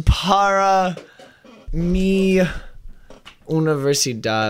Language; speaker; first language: Spanish; non-native, learner; English